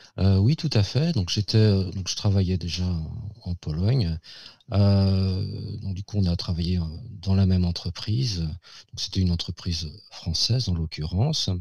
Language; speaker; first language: French; native; French